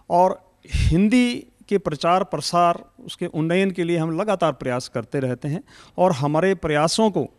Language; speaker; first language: Hindi; native; Hindi